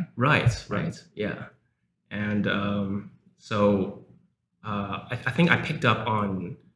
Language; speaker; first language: English; early bilingual, other home language; Chinese